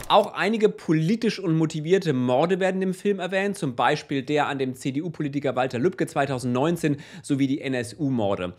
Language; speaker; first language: German; native; German